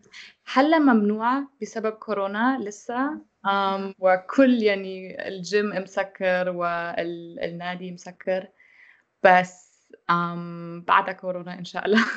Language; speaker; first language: Arabic; non-native, learner; German